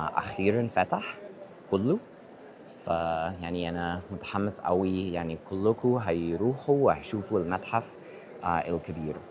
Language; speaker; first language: Arabic; non-native, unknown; English